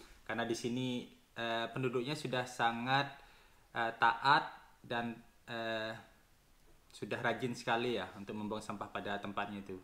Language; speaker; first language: Indonesian; native; Indonesian